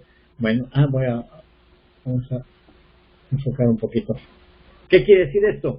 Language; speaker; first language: Spanish; native; Spanish